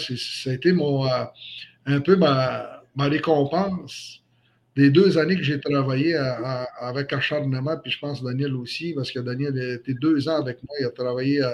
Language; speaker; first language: French; native; French